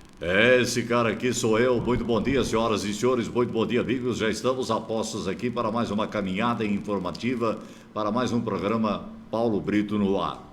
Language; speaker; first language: Portuguese; native; Portuguese